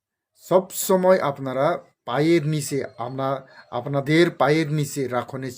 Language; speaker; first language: Bangla; non-native, local second language; Kok Borok